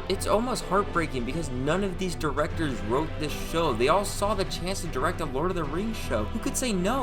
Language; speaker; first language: English; native; English